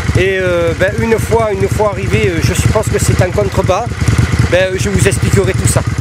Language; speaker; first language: French; native; French